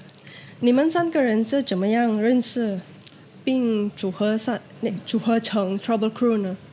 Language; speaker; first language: Chinese; non-native, fluent; Indonesian